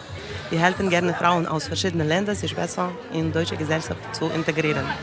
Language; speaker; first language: German; non-native, learner; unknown